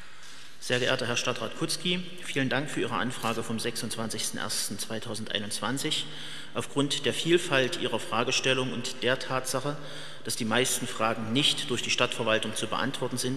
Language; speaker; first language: German; native; German